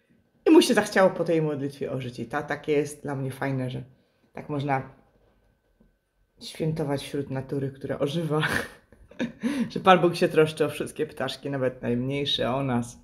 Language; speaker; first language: Polish; native; Polish